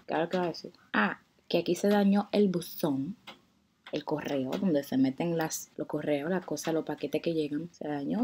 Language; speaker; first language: Spanish; native; Spanish